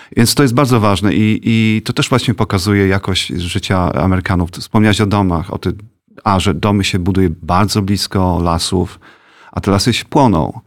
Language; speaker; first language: Polish; native; Polish